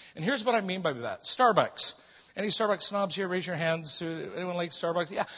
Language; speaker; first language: English; native; English